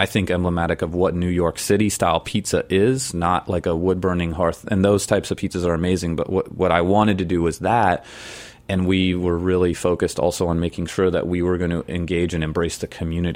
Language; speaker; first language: English; native; English